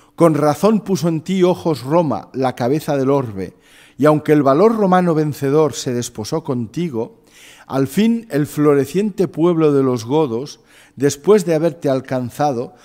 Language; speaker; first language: Spanish; non-native, local second language; Catalan